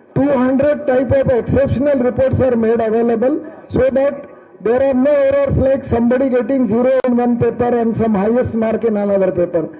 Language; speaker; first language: English; non-native, local second language; Telugu